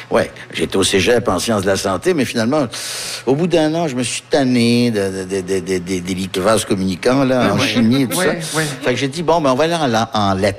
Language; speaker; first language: French; early bilingual, other home language; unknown